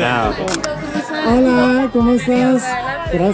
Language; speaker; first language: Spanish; non-native, learner; English